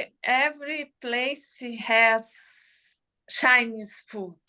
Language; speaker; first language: English; non-native, learner; Portuguese